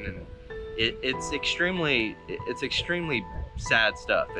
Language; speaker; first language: English; native; English